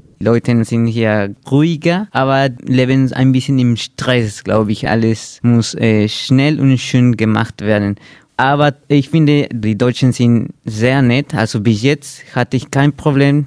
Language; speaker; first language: German; non-native, learner; Spanish